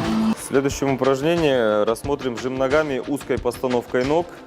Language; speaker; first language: Russian; native; Russian